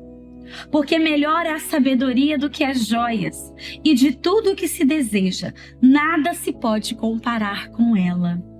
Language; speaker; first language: Portuguese; native; Portuguese